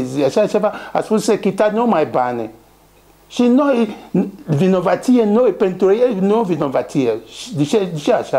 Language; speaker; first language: Romanian; non-native, learner; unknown